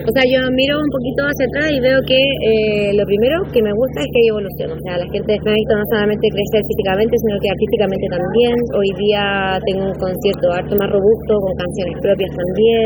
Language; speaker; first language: Spanish; native; Spanish